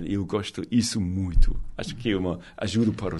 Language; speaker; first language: Portuguese; non-native, learner; German